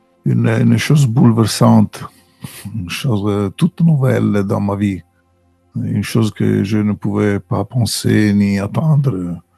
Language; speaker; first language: French; non-native, fluent; Italian